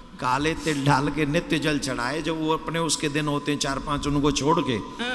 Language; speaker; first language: Hindi; native; Hindi